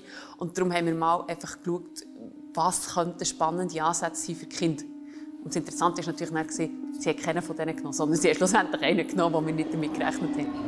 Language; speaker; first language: German; native; German